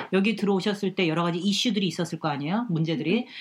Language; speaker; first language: Korean; native; Korean